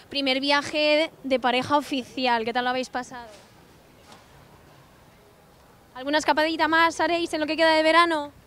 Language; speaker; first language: Spanish; native; Spanish